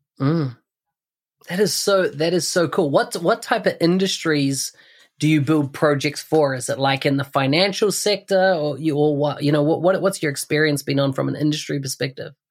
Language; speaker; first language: English; native; English